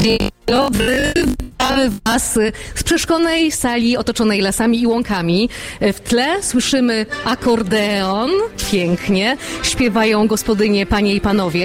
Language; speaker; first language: Polish; native; Polish